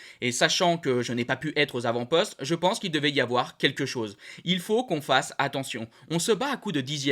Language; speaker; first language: French; native; French